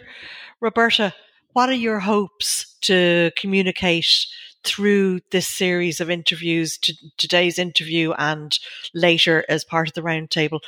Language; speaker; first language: English; native; English